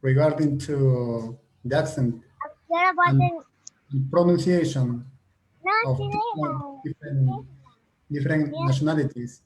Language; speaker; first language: English; non-native, fluent; Spanish